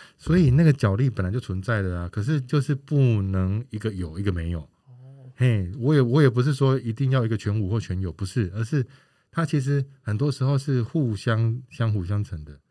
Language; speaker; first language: Chinese; native; Chinese